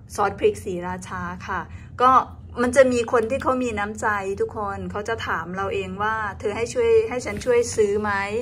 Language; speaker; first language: Thai; native; Thai